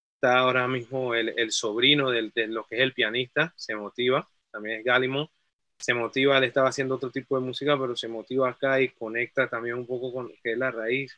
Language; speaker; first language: Spanish; native; Spanish